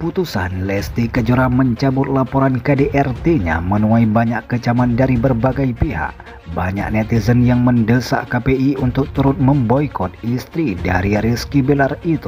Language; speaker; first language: Indonesian; native; Indonesian